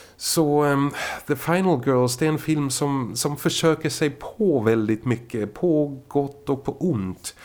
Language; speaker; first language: Swedish; native; Swedish